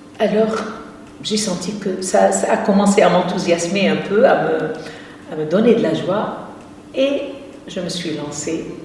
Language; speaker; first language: French; non-native, local second language; Arabic